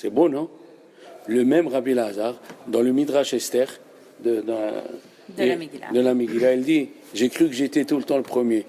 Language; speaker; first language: French; native; French